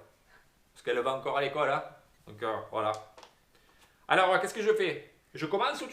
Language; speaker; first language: French; native; French